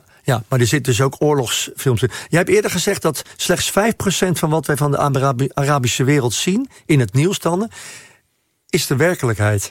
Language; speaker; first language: Dutch; native; Dutch